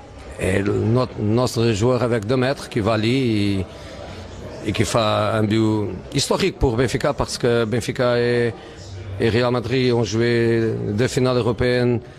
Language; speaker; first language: French; non-native, learner; Portuguese